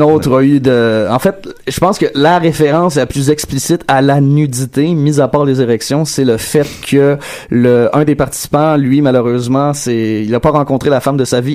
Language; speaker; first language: French; native; French